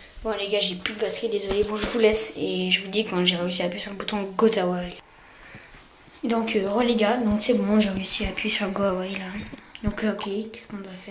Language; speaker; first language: French; native; French